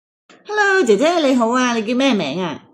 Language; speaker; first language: Cantonese; native; Cantonese